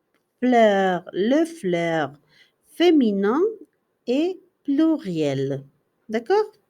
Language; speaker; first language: French; non-native, fluent; Spanish